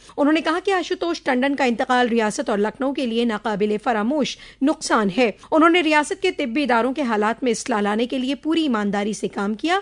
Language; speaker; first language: Urdu; native; Urdu